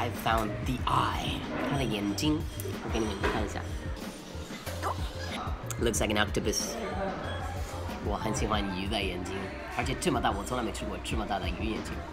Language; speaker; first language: Chinese; non-native, fluent; English